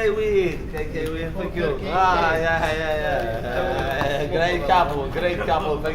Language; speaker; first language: English; non-native, learner; Polish